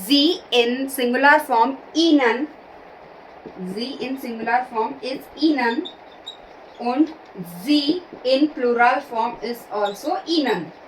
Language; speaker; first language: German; non-native, learner; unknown